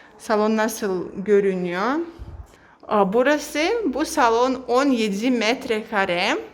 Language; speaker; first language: Turkish; non-native, fluent; Russian